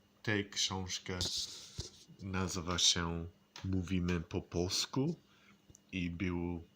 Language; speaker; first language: Polish; non-native, learner; English